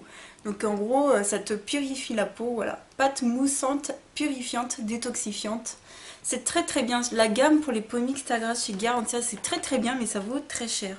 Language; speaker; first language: French; native; French